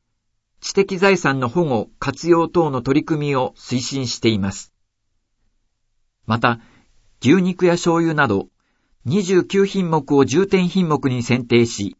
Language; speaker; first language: Japanese; native; Japanese